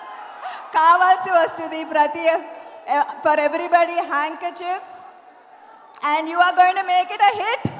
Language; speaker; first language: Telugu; non-native, fluent; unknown